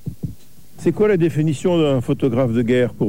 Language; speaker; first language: French; native; French